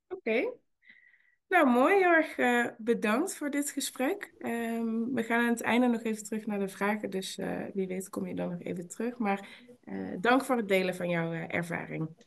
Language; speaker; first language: Dutch; native; Dutch